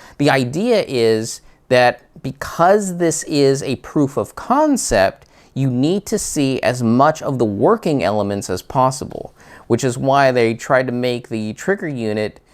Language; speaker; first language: English; native; English